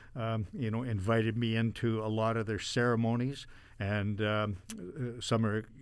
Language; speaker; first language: English; native; English